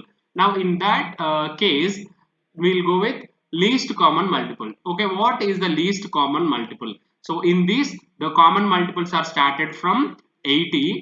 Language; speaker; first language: English; non-native, local second language; Telugu